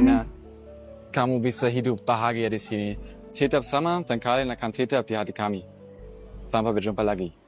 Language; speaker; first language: Indonesian; non-native, learner; German